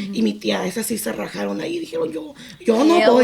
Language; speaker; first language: Spanish; early bilingual, other home language; English